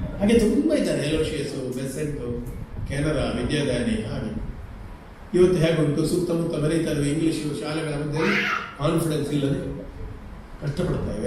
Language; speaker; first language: Kannada; non-native, local second language; Konkani